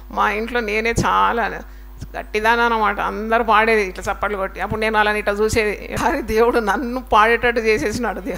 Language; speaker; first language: Telugu; native; Telugu